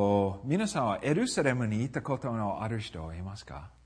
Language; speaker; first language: Japanese; non-native, fluent; English